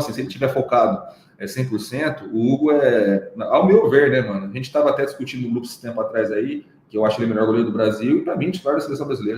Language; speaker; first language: Portuguese; native; Portuguese